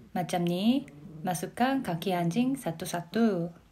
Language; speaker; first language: Malay; non-native, learner; Korean